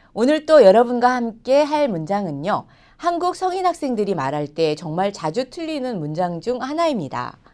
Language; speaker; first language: Korean; native; Korean